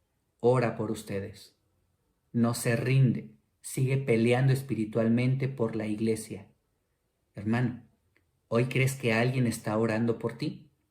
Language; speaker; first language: Spanish; native; Spanish